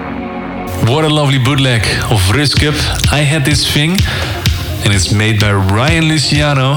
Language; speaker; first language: English; non-native, fluent; Dutch